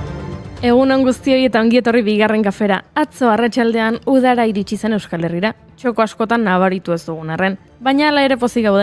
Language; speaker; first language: Basque; native; Basque